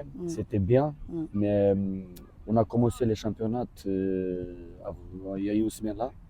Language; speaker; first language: French; non-native, learner; Romanian